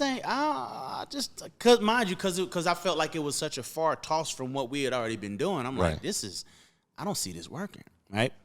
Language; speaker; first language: English; native; English